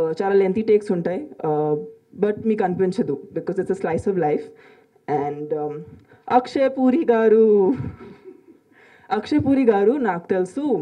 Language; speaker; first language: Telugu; non-native, local second language; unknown